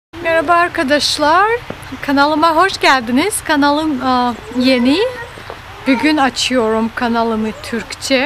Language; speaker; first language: Turkish; early bilingual, heritage; Russian